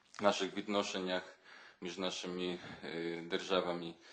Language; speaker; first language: Ukrainian; non-native, learner; Polish